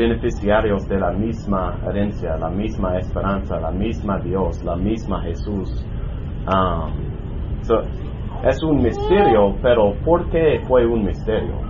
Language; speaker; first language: Spanish; non-native, learner; English